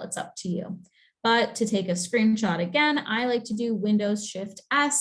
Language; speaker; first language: English; native; English